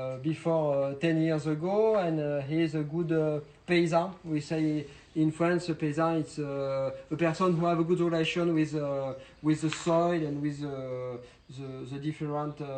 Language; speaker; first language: English; non-native, learner; French